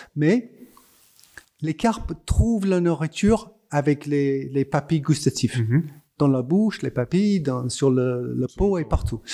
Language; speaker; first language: French; non-native, fluent; English